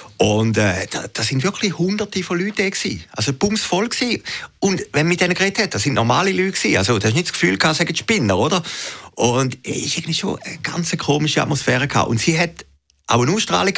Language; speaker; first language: German; native; German